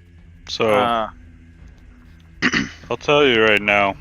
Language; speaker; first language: English; native; English